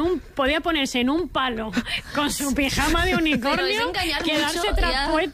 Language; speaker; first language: Spanish; native; Spanish